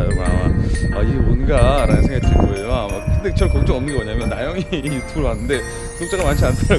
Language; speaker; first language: Korean; native; Korean